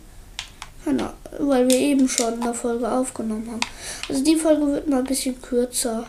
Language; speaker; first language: German; native; German